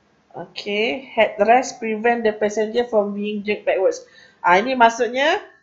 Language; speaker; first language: English; non-native, local second language; Malay